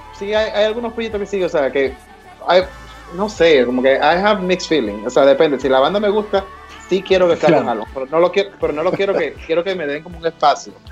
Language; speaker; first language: Spanish; native; Spanish